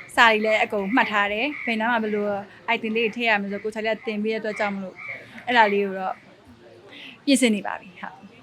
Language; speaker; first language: Burmese; non-native, local second language; Mon